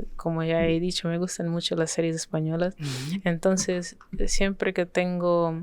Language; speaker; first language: Spanish; non-native, fluent; French